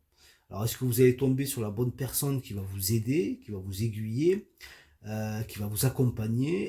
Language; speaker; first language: French; native; French